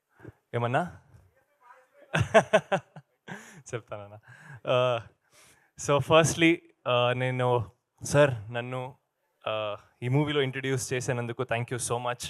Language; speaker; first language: Telugu; non-native, learner; Kannada